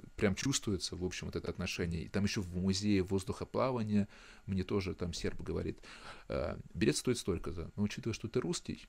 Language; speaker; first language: Russian; native; Russian